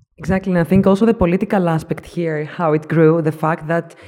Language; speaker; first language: English; non-native, fluent; Greek